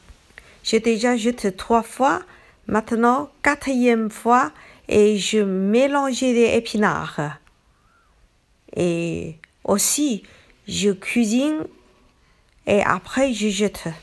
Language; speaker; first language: French; non-native, learner; Chinese